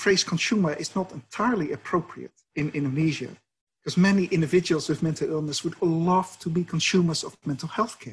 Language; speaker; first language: English; non-native, fluent; Dutch